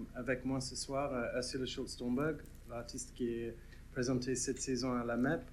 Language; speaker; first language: French; non-native, fluent; English